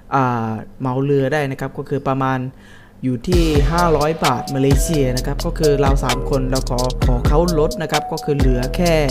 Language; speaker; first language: Thai; non-native, fluent; Malay